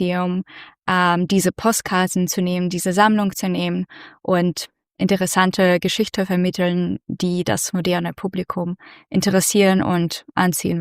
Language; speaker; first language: German; non-native, fluent; Russian